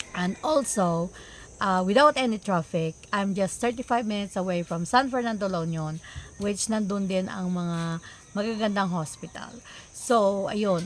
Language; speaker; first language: Filipino; non-native, local second language; Iloko